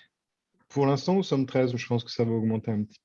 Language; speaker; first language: French; native; French